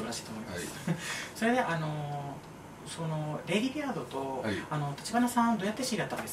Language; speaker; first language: Japanese; non-native, fluent; Spanish